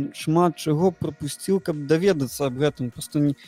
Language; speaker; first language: Belarusian; non-native, local second language; Russian